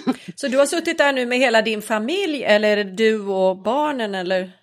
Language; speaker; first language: Swedish; native; Swedish